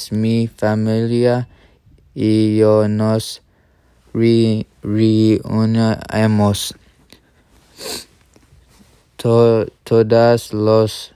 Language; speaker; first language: Spanish; non-native, learner; English